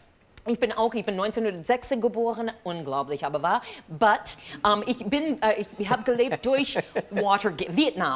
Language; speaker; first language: German; non-native, fluent; English